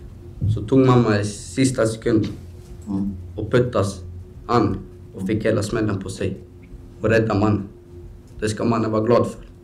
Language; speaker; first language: Swedish; early bilingual, other home language; Romany